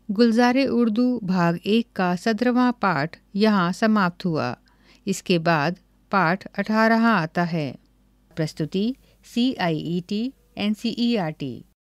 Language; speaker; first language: Urdu; native; Urdu